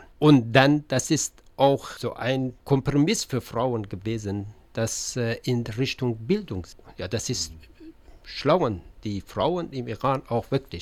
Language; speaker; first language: German; non-native, learner; Persian